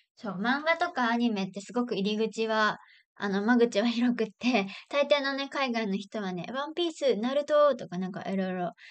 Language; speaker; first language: Japanese; native; Japanese